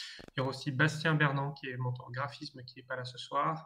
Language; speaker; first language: French; native; French